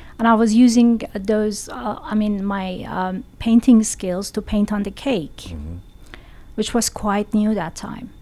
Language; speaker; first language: English; non-native, fluent; Persian